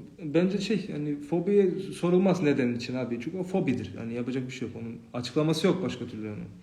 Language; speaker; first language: Turkish; native; Turkish